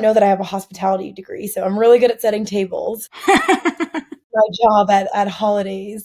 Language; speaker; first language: English; native; English